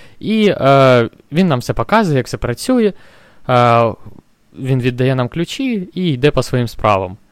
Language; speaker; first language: Ukrainian; non-native, local second language; Russian